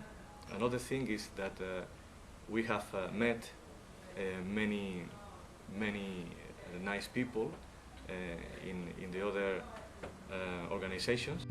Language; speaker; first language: English; non-native, learner; Spanish